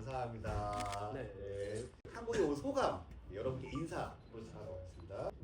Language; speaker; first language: Korean; native; Korean